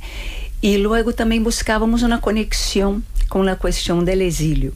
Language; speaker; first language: Spanish; non-native, fluent; Portuguese